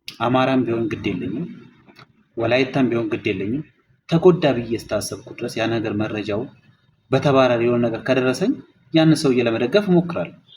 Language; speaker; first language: Amharic; non-native, local second language; Oromo